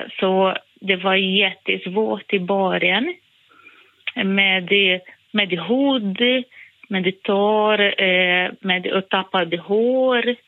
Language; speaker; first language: Swedish; non-native, fluent; Portuguese